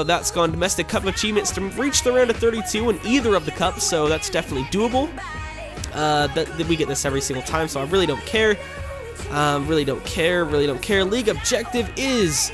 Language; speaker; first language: English; native; English